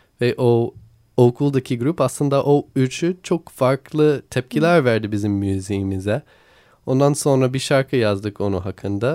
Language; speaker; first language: Turkish; non-native, learner; English